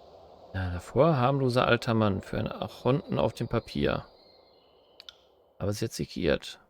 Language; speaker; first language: German; native; German